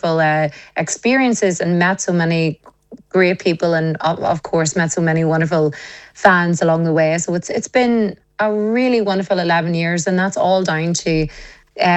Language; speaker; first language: English; native; English